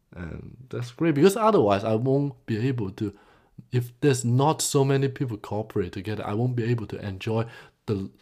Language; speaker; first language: English; non-native, local second language; Cantonese